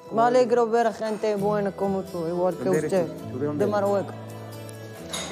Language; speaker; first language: Spanish; non-native, fluent; Arabic